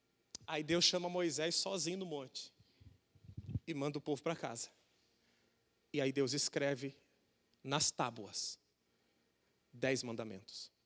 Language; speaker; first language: Portuguese; native; Portuguese